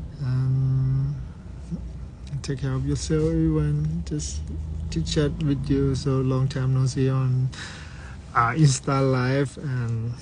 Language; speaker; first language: English; non-native, learner; Thai